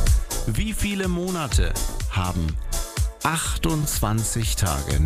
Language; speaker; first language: German; native; German